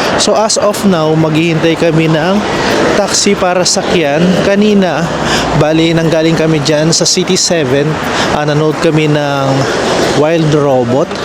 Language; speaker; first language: Filipino; native; Filipino